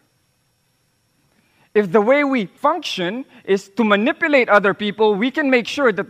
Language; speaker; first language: English; non-native, local second language; Filipino